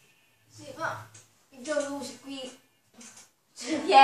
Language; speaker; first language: Italian; native; Italian